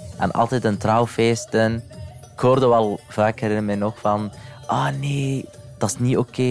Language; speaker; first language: Dutch; non-native, fluent; Arabic